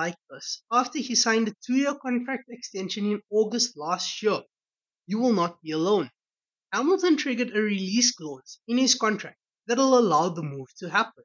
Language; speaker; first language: English; native; English